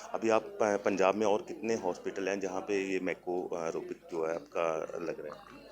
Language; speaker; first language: Hindi; non-native, local second language; Punjabi